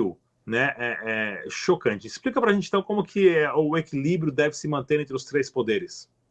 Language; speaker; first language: Portuguese; native; Portuguese